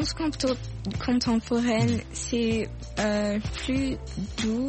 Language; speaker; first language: French; early bilingual, heritage; French